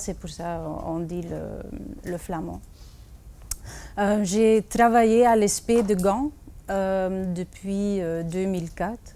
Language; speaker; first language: French; non-native, fluent; Dutch